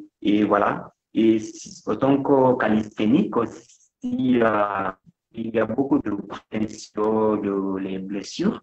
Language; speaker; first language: French; non-native, fluent; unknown